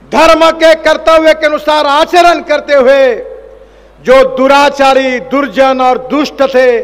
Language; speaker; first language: Hindi; non-native, local second language; Marathi